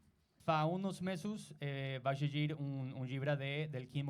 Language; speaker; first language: Catalan; non-native, learner; Spanish